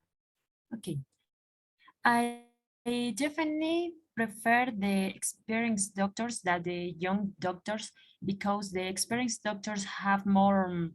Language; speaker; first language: English; non-native, learner; Spanish